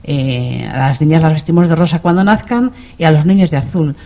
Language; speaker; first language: Spanish; non-native, local second language; Galician